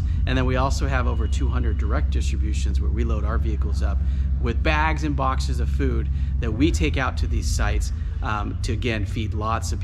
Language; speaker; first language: English; native; English